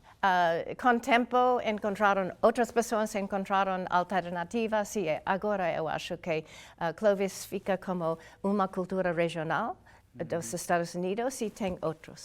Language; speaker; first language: Portuguese; non-native, learner; English